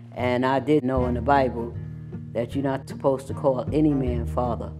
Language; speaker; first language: English; native; English